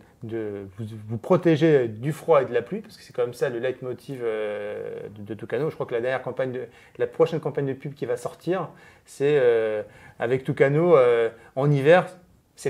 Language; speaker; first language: French; native; French